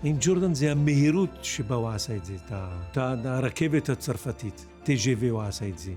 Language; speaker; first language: Hebrew; non-native, fluent; French